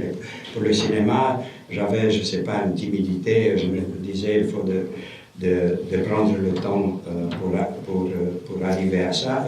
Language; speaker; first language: French; non-native, fluent; Romanian